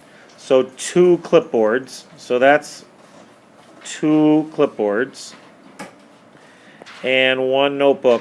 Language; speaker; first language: English; native; English